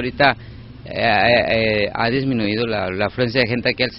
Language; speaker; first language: Spanish; native; Spanish